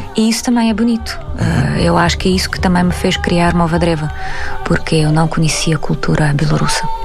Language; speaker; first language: Portuguese; non-native, fluent; Belarusian